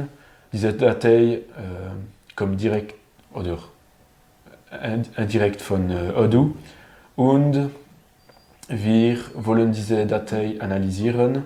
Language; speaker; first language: German; non-native, learner; French